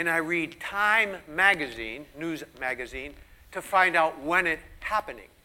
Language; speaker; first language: English; native; English